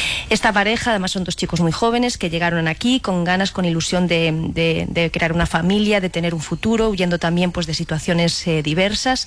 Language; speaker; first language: Spanish; native; Spanish